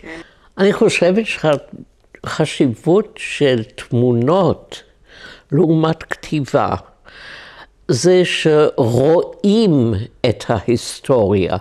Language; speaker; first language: Hebrew; non-native, fluent; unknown